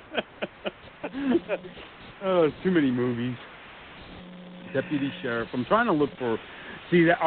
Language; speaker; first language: English; native; English